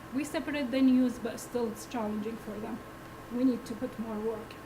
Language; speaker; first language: English; non-native, learner; Arabic